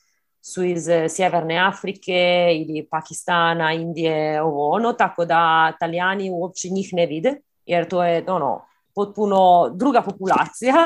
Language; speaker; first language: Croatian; early bilingual, heritage; Croatian